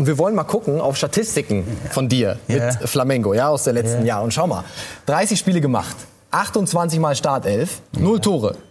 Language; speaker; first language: German; native; German